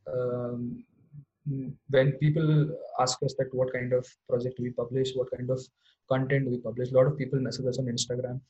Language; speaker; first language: English; non-native, local second language; Hindi